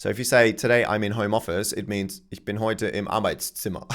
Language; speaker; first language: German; non-native, fluent; English